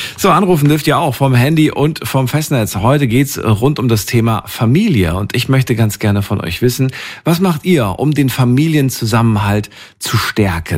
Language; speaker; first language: German; native; German